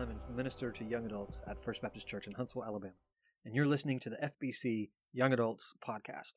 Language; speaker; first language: English; native; English